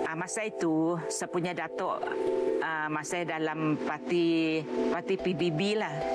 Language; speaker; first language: Malay; non-native, local second language; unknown